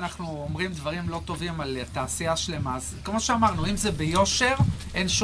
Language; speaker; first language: Hebrew; native; Hebrew